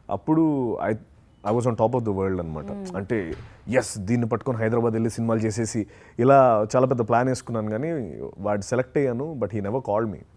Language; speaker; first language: Telugu; native; Telugu